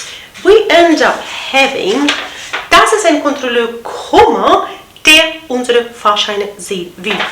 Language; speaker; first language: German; non-native, fluent; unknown